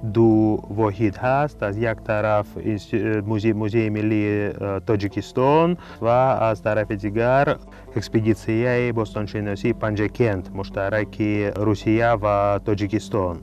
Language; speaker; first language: Persian; non-native, fluent; Russian